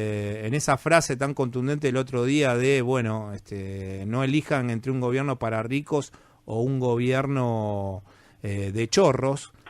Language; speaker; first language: Spanish; native; Spanish